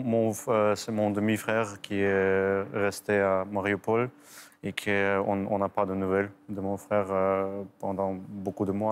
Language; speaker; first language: French; non-native, fluent; Ukrainian